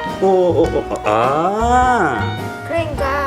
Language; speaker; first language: Korean; non-native, learner; Chinese